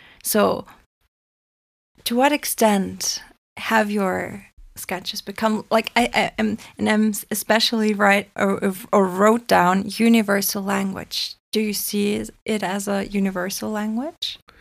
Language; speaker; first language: English; non-native, fluent; German